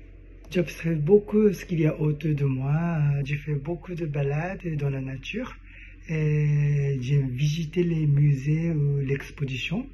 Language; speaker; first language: French; non-native, fluent; Japanese